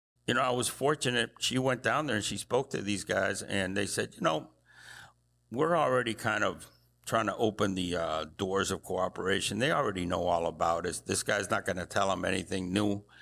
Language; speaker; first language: English; early bilingual, other home language; Spanish